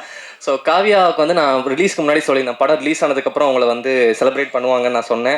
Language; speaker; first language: Tamil; native; Tamil